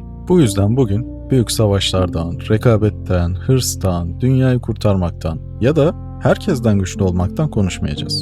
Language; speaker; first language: Turkish; native; Turkish